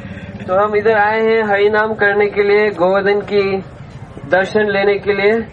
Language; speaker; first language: Hindi; non-native, fluent; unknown